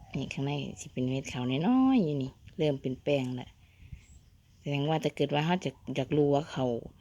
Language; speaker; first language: Thai; native; Thai